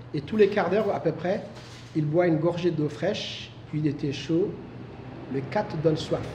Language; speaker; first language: French; non-native, local second language; Somali